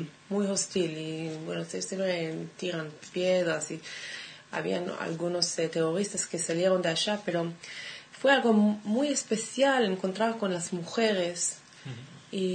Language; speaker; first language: Spanish; non-native, fluent; Hebrew